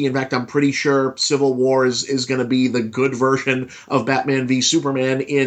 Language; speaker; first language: English; native; English